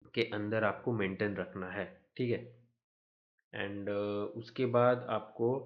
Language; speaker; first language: Hindi; non-native, local second language; Marathi